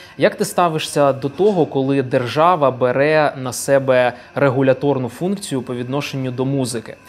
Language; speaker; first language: Ukrainian; native; Ukrainian